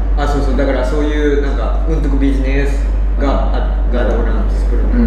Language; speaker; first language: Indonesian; non-native, fluent; Japanese